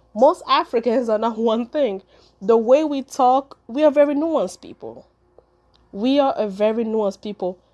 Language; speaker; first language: English; early bilingual, other home language; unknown